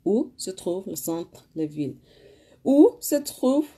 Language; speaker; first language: French; non-native, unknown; Arabic